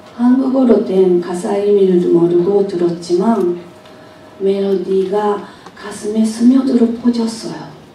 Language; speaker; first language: Korean; non-native, fluent; Japanese